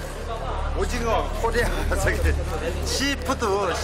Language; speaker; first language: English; non-native, learner; Korean